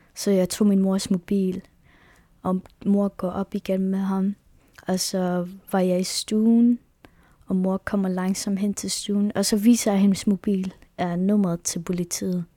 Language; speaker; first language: Danish; non-native, local second language; Kalaallisut